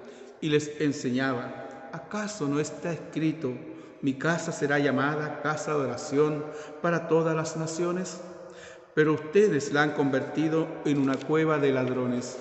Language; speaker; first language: Spanish; native; Spanish